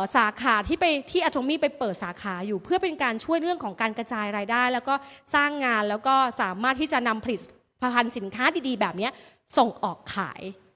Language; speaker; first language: Thai; native; Thai